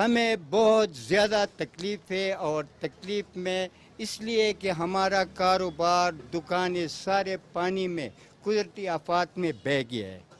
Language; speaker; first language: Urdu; non-native, local second language; Pashto